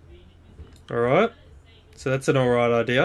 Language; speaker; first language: English; native; English